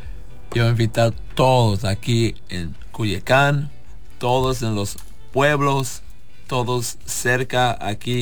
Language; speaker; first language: Spanish; non-native, learner; English